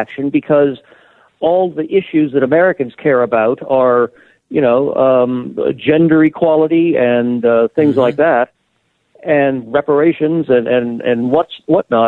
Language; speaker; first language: English; native; English